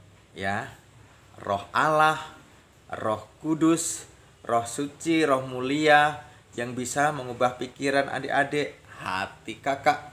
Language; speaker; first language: Indonesian; native; Indonesian